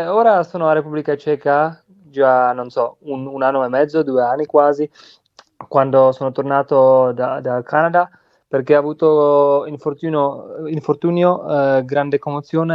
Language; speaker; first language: Italian; non-native, learner; Czech